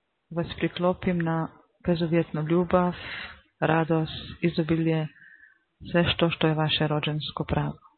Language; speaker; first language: Serbian; non-native, fluent; Slovenian